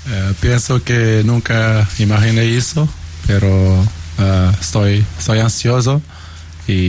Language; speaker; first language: Spanish; non-native, learner; Portuguese